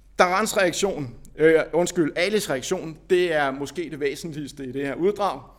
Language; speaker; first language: Danish; native; Danish